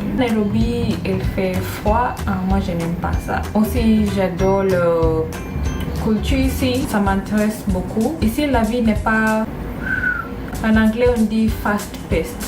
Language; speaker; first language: French; non-native, learner; Swahili